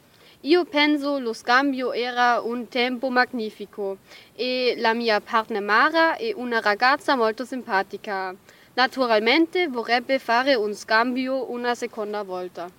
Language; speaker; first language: Italian; non-native, learner; German